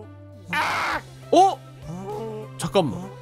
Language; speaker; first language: Korean; native; Korean